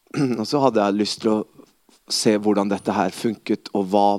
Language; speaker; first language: Norwegian; early bilingual, other home language; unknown